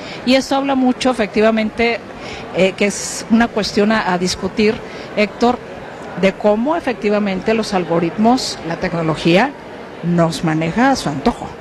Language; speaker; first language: Spanish; native; Spanish